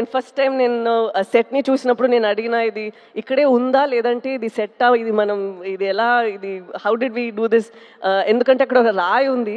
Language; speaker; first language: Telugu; non-native, fluent; Tamil